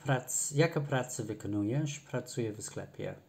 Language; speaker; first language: Polish; non-native, learner; English